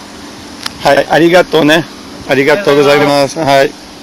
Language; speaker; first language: Japanese; non-native, learner; Portuguese